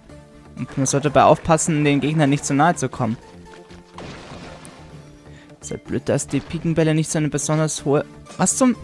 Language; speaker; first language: German; native; German